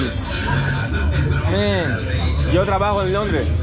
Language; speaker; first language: Spanish; non-native, learner; Greek